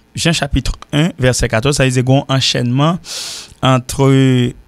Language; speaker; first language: French; native; French